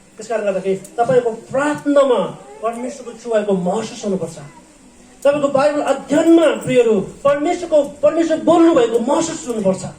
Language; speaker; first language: Nepali; non-native, local second language; Eastern Tamang